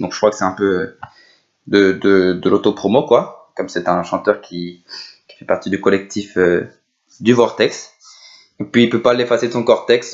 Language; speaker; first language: French; native; French